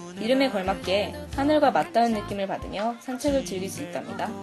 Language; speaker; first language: Korean; native; Korean